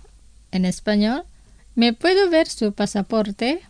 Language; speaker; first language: Spanish; non-native, fluent; Indonesian